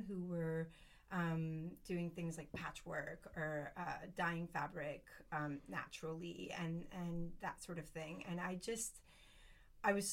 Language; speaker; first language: English; native; English